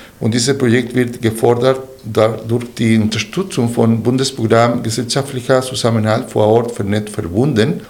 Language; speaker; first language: German; non-native, fluent; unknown